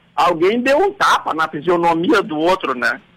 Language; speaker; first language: Portuguese; native; Portuguese